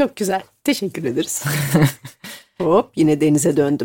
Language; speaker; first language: Turkish; native; Turkish